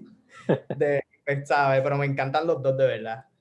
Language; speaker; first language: Spanish; native; Spanish